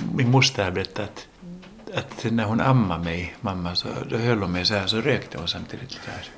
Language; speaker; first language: Swedish; early bilingual, other home language; English